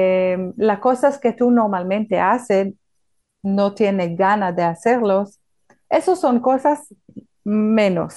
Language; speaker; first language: Spanish; non-native, fluent; Hebrew